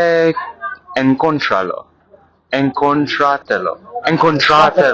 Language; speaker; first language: Spanish; non-native, learner; English